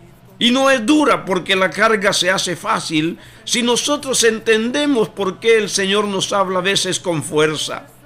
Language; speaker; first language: Spanish; native; Spanish